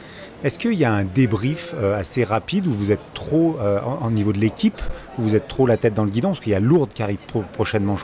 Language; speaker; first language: French; native; French